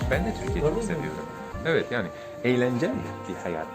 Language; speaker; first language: Turkish; non-native, learner; English